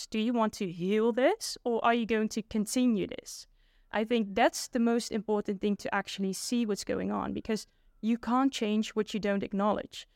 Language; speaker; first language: English; non-native, fluent; Dutch